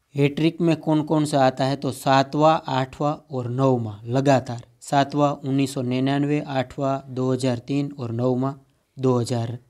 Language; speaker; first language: Hindi; non-native, local second language; Gujarati